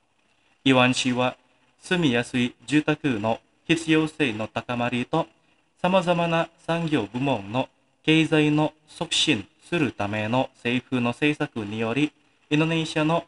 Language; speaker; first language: Japanese; non-native, fluent; Indonesian